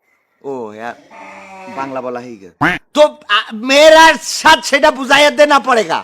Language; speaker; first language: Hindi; non-native, learner; Bangla